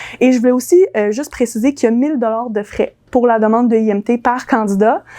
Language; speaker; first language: French; early bilingual, other home language; English